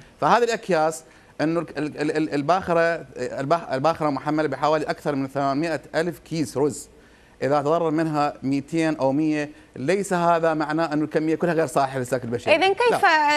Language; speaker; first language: Arabic; native; Arabic